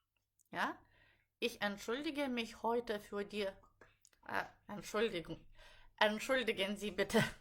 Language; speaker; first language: German; non-native, fluent; Lithuanian